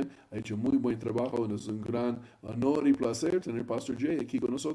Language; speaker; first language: Spanish; non-native, fluent; English